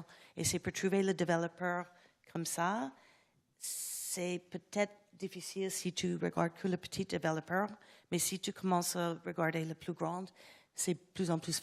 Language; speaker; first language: French; non-native, learner; English